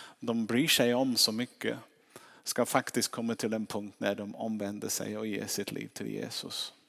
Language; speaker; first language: Swedish; non-native, fluent; English